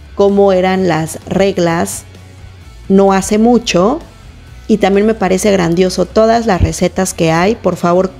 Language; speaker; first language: Spanish; native; Spanish